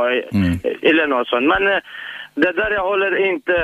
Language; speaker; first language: Swedish; non-native, fluent; Arabic